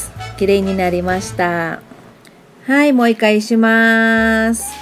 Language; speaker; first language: Japanese; non-native, fluent; Filipino